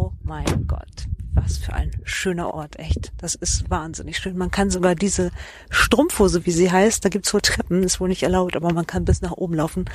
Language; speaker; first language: German; native; German